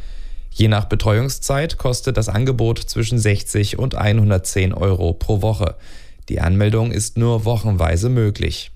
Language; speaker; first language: German; native; German